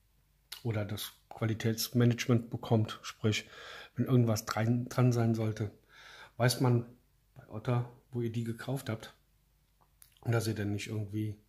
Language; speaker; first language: German; native; German